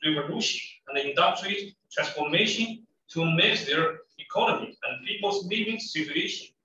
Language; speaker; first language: English; non-native, fluent; Chinese